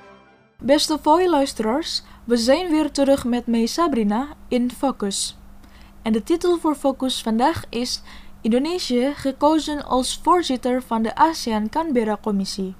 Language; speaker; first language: Dutch; non-native, fluent; Indonesian